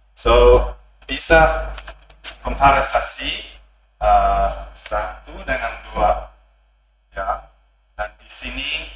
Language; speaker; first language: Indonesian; non-native, learner; English